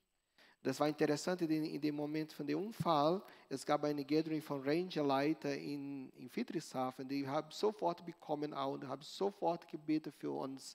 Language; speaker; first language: German; non-native, learner; Portuguese